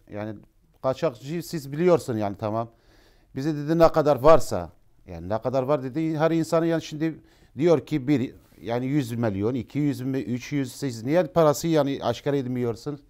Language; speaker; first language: Turkish; non-native, learner; Arabic